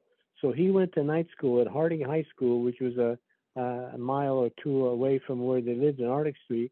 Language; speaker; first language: English; early bilingual, other home language; Slovak